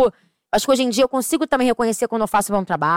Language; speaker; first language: Portuguese; native; Portuguese